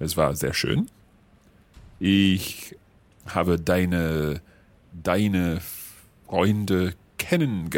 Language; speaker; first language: German; non-native, learner; English